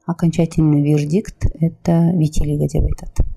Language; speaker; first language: Russian; non-native, local second language; Kazakh